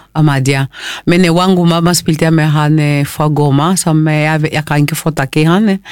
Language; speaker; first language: Norwegian; non-native, fluent; Lingala